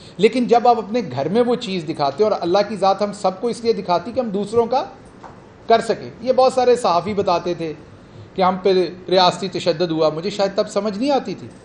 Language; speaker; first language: Urdu; non-native, local second language; Punjabi